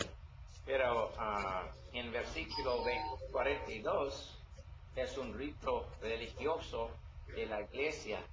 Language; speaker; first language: Spanish; non-native, learner; English